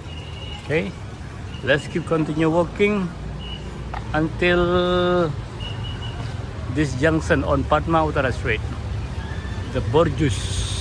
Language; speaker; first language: English; non-native, local second language; Indonesian